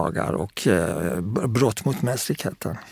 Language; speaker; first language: Swedish; non-native, fluent; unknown